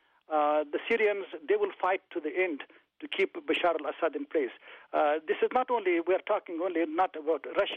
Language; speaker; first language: English; non-native, fluent; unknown